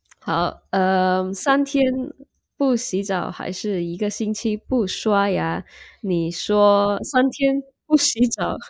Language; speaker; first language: Chinese; non-native, learner; Indonesian